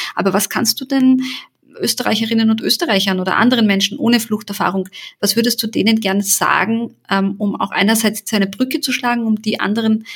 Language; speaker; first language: German; early bilingual, other home language; Bosnian